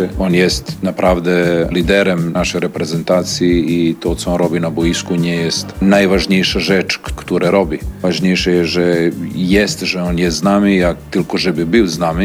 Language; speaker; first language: Polish; non-native, fluent; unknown